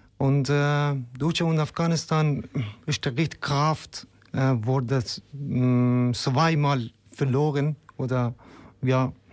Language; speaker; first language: German; non-native, learner; Persian